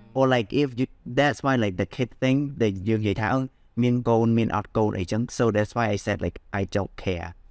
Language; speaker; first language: English; non-native, learner; Khmer